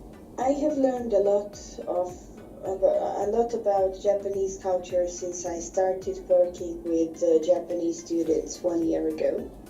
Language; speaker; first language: English; non-native, fluent; Bosnian